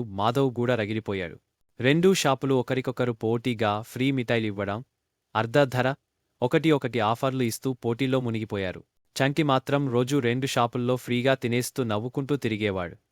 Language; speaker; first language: Telugu; native; Telugu